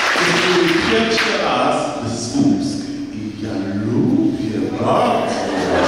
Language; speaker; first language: Polish; non-native, learner; English